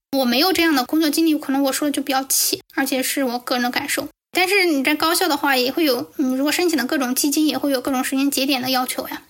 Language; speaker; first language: Chinese; native; Chinese